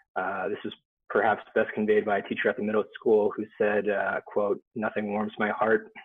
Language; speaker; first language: English; native; English